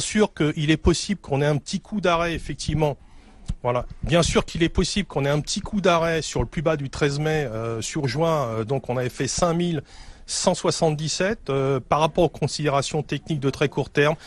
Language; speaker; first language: French; native; French